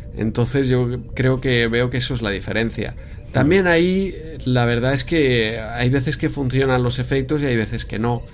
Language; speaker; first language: Spanish; native; Spanish